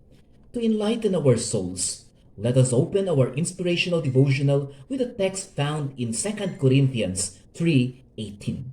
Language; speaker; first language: English; non-native, local second language; Hiligaynon